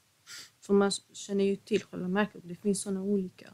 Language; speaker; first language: Swedish; non-native, fluent; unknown